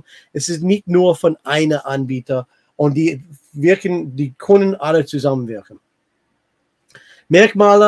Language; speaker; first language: German; non-native, learner; English